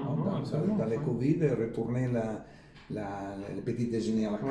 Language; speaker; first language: French; non-native, learner; Italian